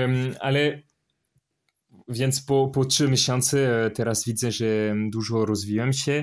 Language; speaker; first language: Polish; non-native, learner; French